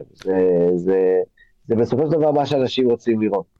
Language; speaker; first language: Hebrew; native; Hebrew